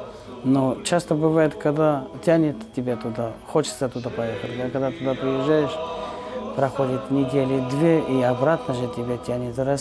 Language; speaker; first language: Russian; non-native, local second language; Georgian